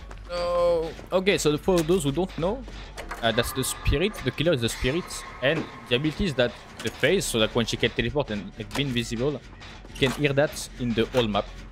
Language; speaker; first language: English; non-native, fluent; French